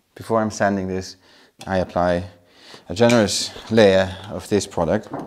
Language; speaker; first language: English; non-native, fluent; German